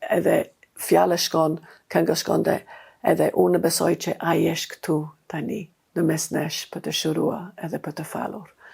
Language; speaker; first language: Albanian; non-native, fluent; English